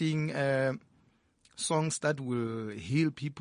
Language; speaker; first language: English; non-native, local second language; Northern Sotho